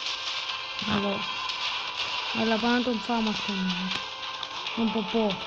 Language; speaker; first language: Greek; native; Greek